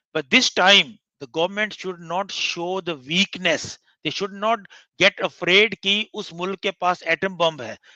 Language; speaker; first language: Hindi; non-native, local second language; Punjabi